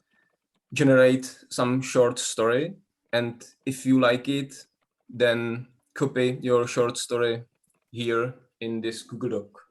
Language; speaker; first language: English; non-native, learner; Czech